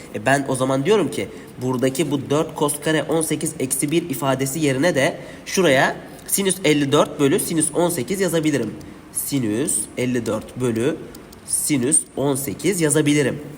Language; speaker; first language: Turkish; native; Turkish